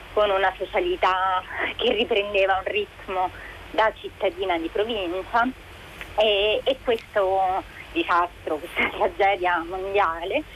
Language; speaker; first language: Italian; native; Italian